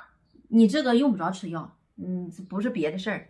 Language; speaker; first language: Chinese; native; Chinese